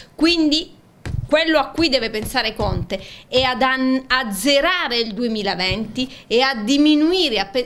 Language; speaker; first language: Italian; native; Italian